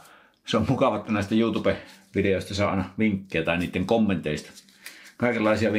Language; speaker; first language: Finnish; native; Finnish